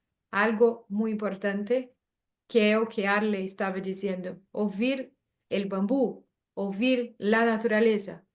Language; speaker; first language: Spanish; non-native, learner; Portuguese